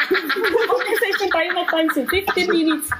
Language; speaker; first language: Filipino; non-native, learner; Chinese